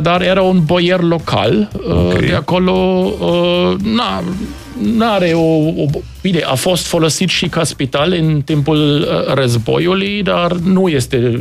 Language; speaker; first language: Romanian; non-native, fluent; German